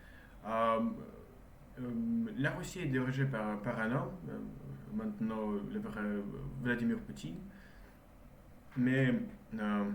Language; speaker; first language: French; non-native, learner; Russian